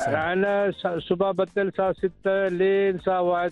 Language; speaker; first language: Arabic; non-native, learner; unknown